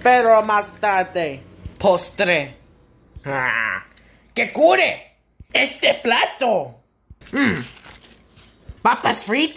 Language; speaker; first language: Spanish; non-native, learner; English